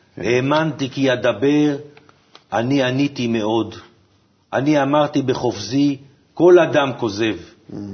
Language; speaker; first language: Hebrew; native; Hebrew